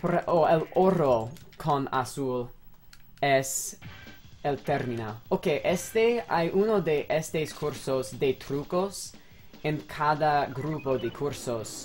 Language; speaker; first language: Spanish; non-native, learner; English